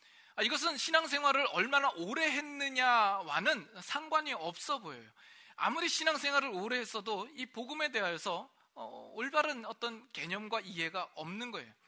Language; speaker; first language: Korean; native; Korean